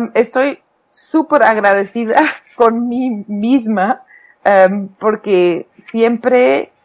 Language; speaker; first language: Spanish; non-native, fluent; Dutch